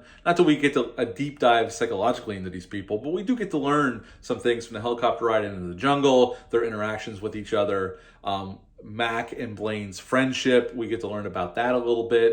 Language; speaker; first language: English; native; English